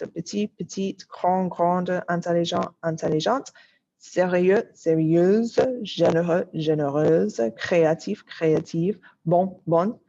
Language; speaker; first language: French; non-native, fluent; English